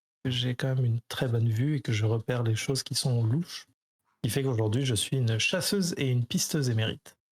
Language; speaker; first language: French; native; French